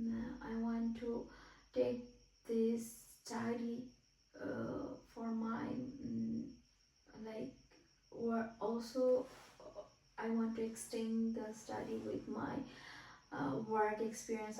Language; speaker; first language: English; non-native, fluent; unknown